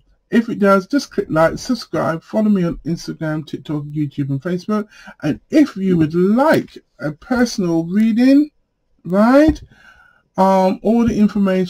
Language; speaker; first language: English; native; English